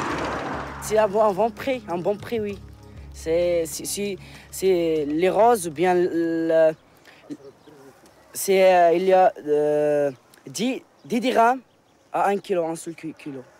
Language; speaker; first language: French; non-native, learner; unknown